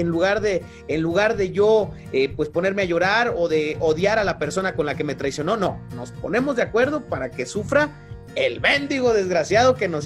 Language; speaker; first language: Spanish; native; Spanish